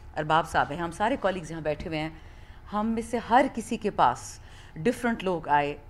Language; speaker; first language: Urdu; non-native, local second language; Pashto